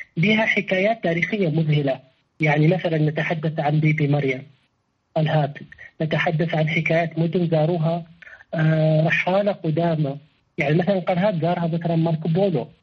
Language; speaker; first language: Arabic; native; Arabic